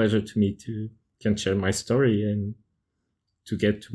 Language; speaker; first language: English; non-native, fluent; Portuguese